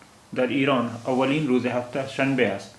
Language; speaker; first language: Persian; non-native, fluent; Urdu